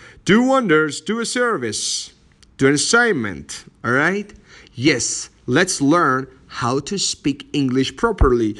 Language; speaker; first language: English; non-native, fluent; Persian